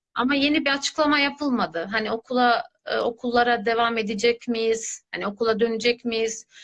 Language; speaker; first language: Turkish; native; Turkish